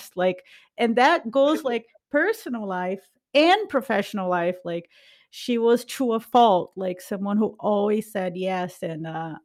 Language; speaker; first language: English; non-native, fluent; Portuguese